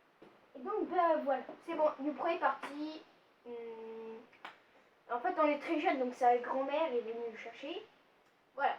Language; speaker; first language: French; native; French